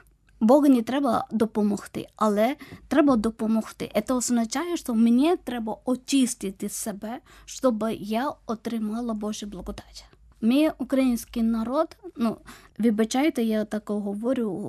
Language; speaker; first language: Ukrainian; non-native, learner; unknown